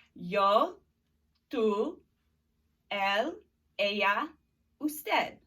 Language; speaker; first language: Spanish; non-native, fluent; English